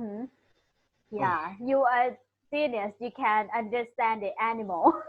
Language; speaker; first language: English; non-native, learner; Thai